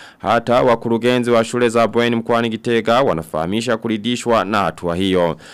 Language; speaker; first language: Swahili; non-native, local second language; Rundi